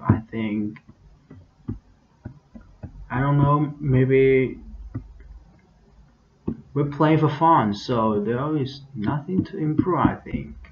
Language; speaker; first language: English; non-native, learner; Chinese